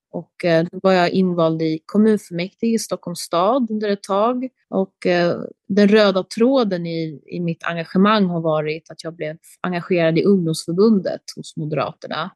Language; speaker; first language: Swedish; early bilingual, other home language; Albanian